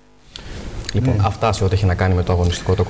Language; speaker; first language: Greek; native; Greek